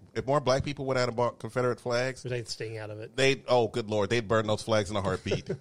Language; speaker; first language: English; native; English